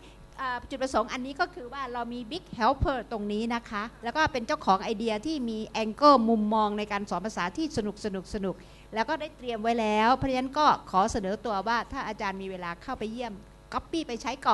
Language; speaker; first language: Thai; native; Thai